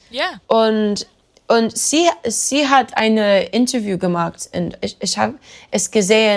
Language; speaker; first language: German; non-native, learner; English